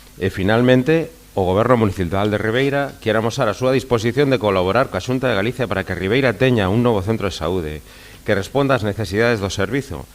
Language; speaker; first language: Galician; non-native, local second language; Spanish